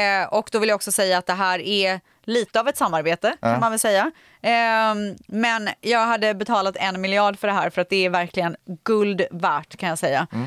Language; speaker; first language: Swedish; native; Swedish